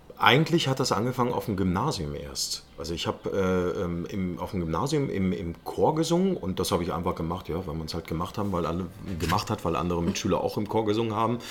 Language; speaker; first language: German; early bilingual, other home language; Arabic